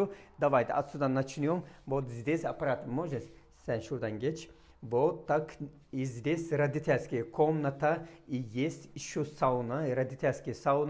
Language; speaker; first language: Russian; non-native, learner; Turkish